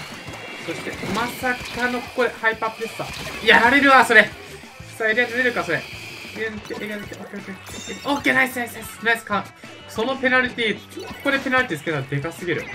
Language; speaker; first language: Japanese; native; Japanese